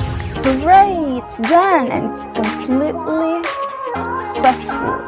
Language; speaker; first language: English; non-native, learner; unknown